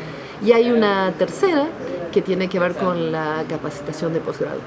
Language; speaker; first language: Spanish; native; Spanish